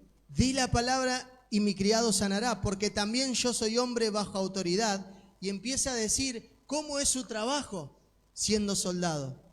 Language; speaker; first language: Spanish; native; Spanish